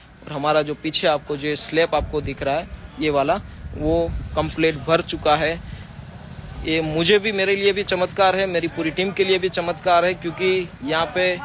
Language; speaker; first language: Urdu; non-native, local second language; Gujarati